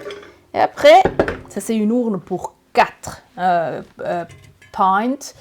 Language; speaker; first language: French; non-native, learner; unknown